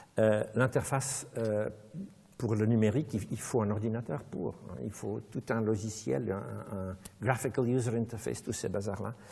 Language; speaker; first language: French; non-native, local second language; Dutch